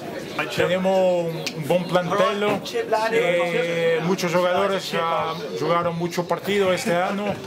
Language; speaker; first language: Spanish; non-native, fluent; Portuguese